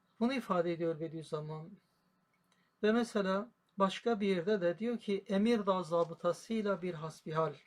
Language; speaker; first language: Turkish; native; Turkish